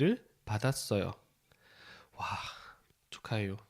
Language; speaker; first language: Korean; non-native, fluent; Portuguese